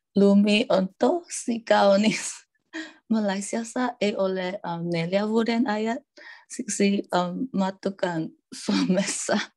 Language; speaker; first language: Finnish; non-native, learner; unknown